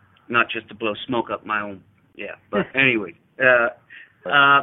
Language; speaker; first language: English; native; English